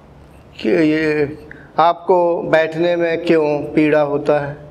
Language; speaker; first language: Hindi; native; Hindi